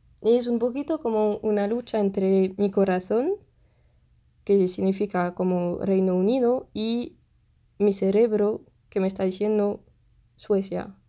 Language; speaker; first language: Spanish; non-native, fluent; French